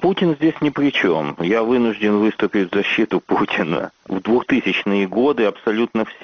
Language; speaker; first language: Russian; native; Russian